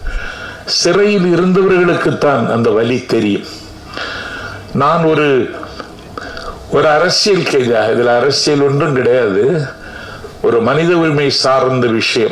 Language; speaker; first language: Tamil; native; Tamil